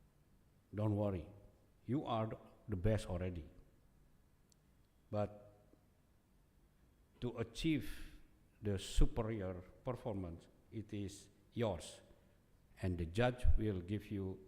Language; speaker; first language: English; non-native, fluent; Indonesian